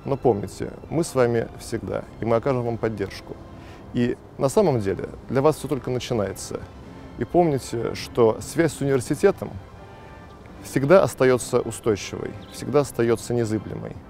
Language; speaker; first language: Russian; native; Russian